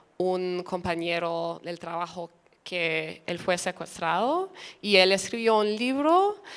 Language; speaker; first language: Spanish; early bilingual, other home language; English